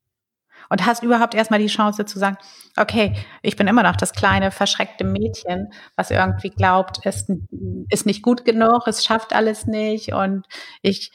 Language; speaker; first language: German; native; German